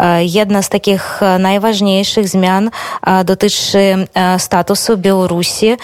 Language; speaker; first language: Polish; non-native, fluent; Belarusian